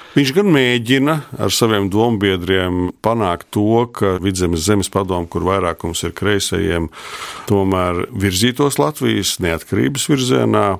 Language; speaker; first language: Latvian; native; Latvian